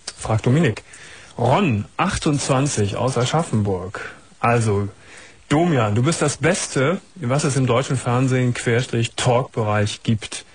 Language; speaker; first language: German; native; German